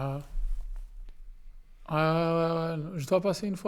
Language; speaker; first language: French; non-native, learner; Portuguese